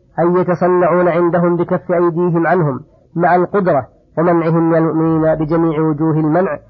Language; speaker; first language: Arabic; native; Arabic